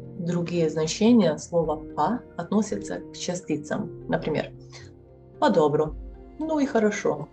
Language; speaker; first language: Russian; non-native, fluent; Serbian